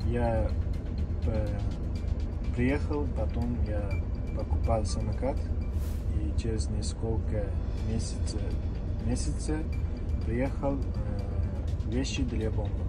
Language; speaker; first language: Russian; non-native, learner; Uzbek